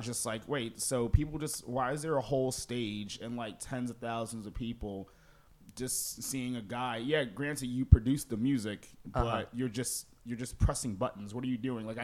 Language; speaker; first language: English; native; English